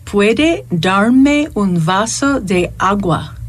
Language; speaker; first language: Spanish; non-native, learner; English